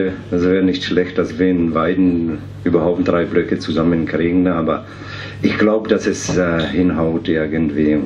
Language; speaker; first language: German; non-native, fluent; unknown